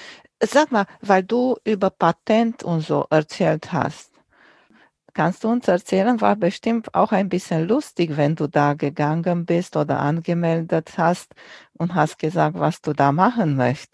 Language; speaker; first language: German; non-native, fluent; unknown